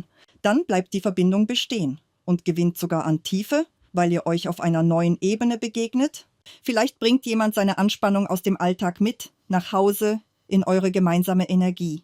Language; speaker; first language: German; native; German